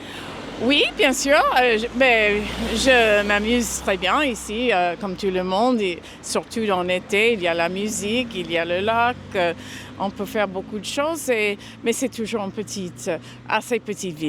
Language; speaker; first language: French; non-native, fluent; English